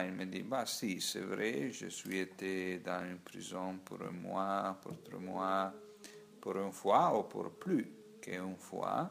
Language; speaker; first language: French; non-native, learner; Italian